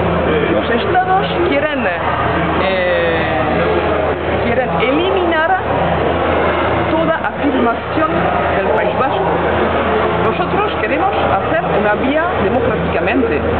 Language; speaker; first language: Spanish; non-native, learner; French